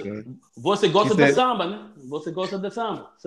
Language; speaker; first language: Portuguese; non-native, learner; English